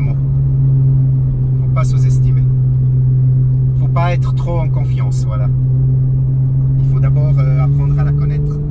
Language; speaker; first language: French; native; French